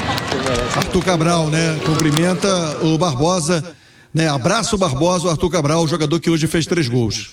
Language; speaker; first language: Portuguese; native; Portuguese